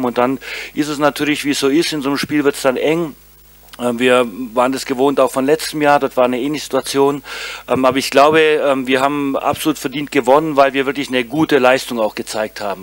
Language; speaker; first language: German; native; German